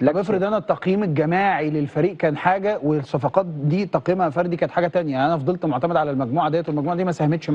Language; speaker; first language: Arabic; native; Arabic